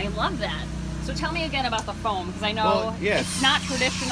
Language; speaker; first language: English; native; English